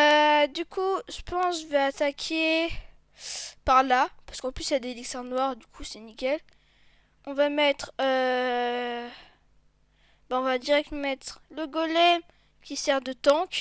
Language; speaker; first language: French; native; French